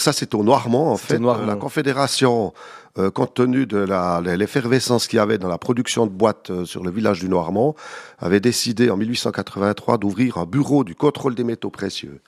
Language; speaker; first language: French; native; French